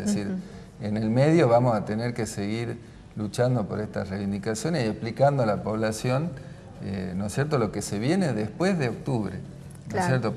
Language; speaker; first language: Spanish; native; Spanish